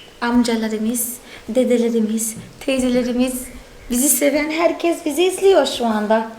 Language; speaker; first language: Turkish; non-native, fluent; Portuguese